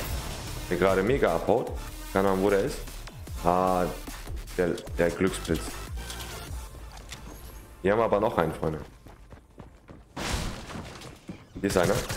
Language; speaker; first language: German; native; German